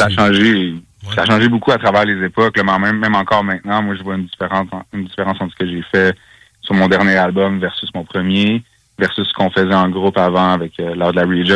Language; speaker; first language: French; native; French